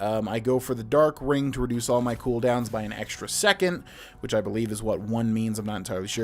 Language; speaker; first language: English; native; English